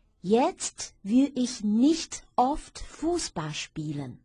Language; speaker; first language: German; non-native, fluent; Chinese